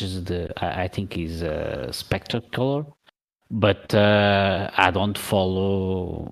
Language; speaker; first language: English; non-native, learner; Portuguese